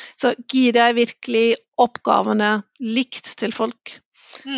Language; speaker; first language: Norwegian; non-native, fluent; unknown